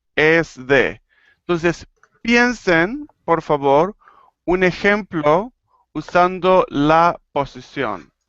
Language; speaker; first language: Spanish; native; Spanish